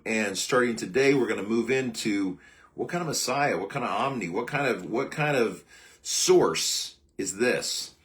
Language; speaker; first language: English; native; English